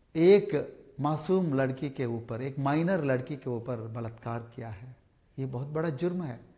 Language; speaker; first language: Hindi; non-native, local second language; Telugu